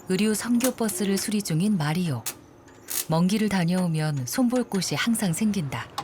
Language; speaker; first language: Korean; native; Korean